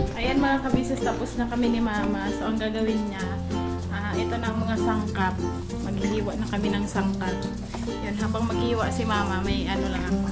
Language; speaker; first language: Filipino; native; Filipino